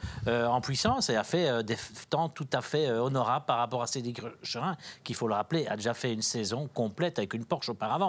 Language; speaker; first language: French; native; French